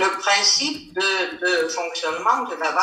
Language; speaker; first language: French; non-native, fluent; Armenian